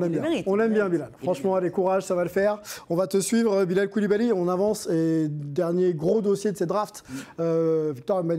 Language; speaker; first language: French; native; French